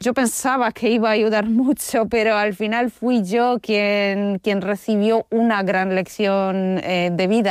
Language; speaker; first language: Spanish; non-native, fluent; Polish